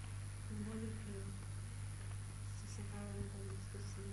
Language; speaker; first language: Italian; early bilingual, heritage; Italian